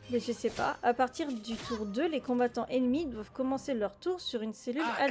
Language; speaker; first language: French; native; French